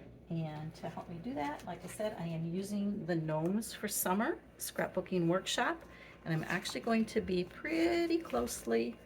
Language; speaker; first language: English; native; English